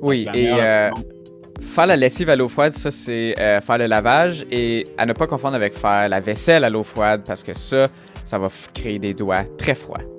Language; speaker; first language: French; native; French